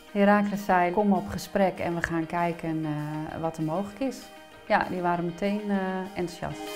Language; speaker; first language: Dutch; native; Dutch